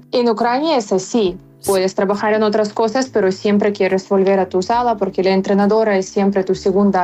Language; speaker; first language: Spanish; non-native, fluent; Ukrainian